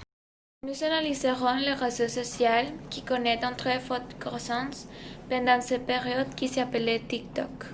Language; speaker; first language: French; non-native, learner; Spanish